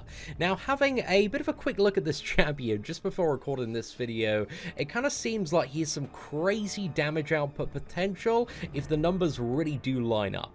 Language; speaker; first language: English; native; English